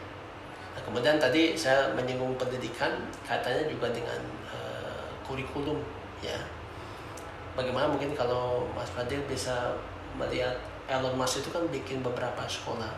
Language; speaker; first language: Indonesian; native; Indonesian